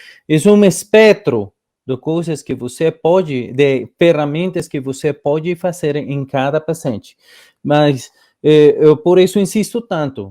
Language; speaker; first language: Portuguese; non-native, fluent; Spanish